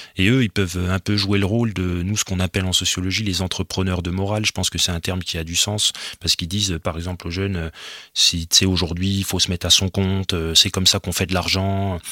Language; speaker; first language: French; native; French